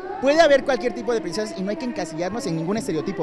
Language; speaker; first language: Spanish; native; Spanish